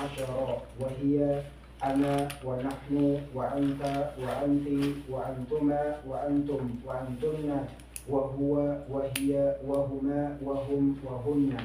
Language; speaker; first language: Arabic; non-native, learner; Indonesian